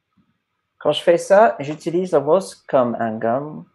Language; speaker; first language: French; non-native, fluent; English